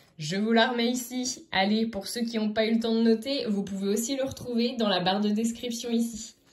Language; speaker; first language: French; native; French